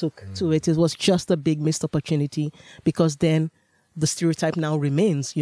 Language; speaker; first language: English; non-native, local second language; Yoruba